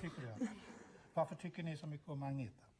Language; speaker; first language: Swedish; native; Swedish